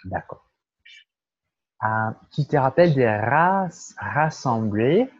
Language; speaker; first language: French; non-native, fluent; Portuguese